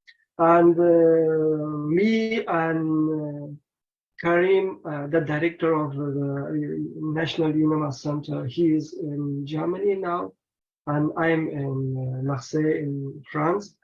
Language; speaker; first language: English; non-native, learner; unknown